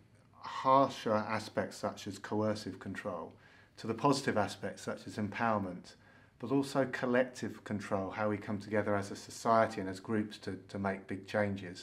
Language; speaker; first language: English; native; English